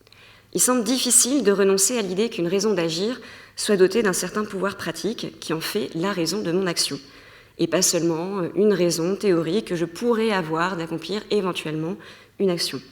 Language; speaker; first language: French; native; French